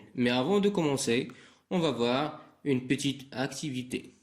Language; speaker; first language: French; non-native, local second language; Arabic